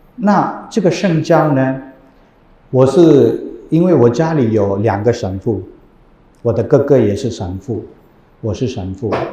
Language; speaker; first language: Chinese; non-native, fluent; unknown